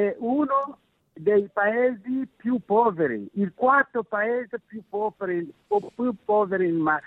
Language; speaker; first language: Italian; non-native, fluent; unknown